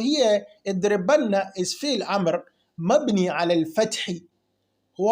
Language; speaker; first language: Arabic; non-native, fluent; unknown